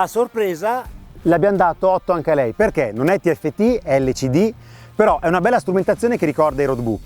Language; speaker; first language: Italian; native; Italian